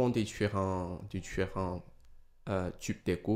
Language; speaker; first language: French; non-native, fluent; Portuguese